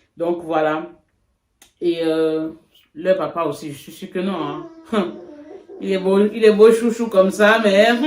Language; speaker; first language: French; native; French